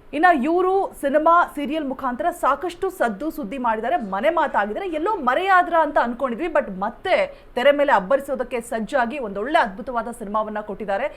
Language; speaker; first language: Kannada; native; Kannada